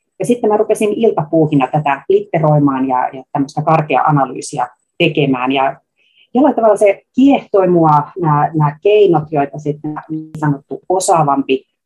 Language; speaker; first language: Finnish; native; Finnish